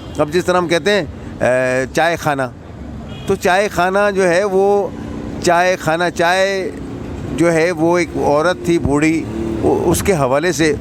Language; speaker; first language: Urdu; non-native, local second language; Punjabi